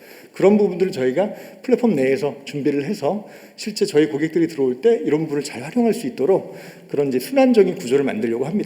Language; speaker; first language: Korean; native; Korean